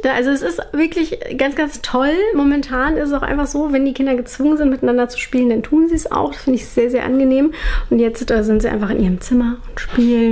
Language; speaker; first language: German; native; German